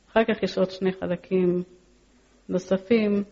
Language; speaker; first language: Hebrew; early bilingual, other home language; Polish